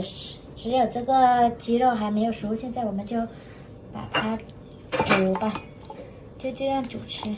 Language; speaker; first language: Chinese; non-native, learner; Vietnamese